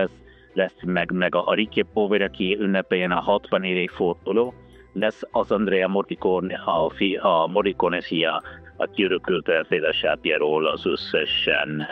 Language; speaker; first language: Hungarian; non-native, fluent; Italian